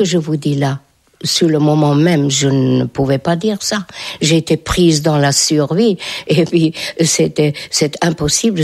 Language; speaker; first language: French; non-native, fluent; Hungarian